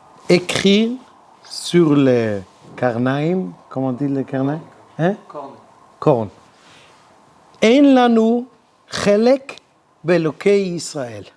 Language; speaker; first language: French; non-native, learner; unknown